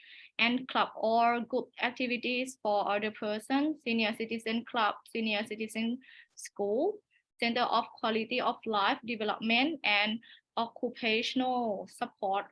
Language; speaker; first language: English; non-native, learner; Thai